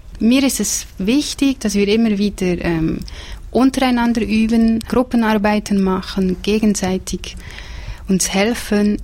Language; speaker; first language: German; native; German